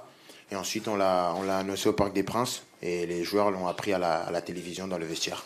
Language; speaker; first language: French; native; French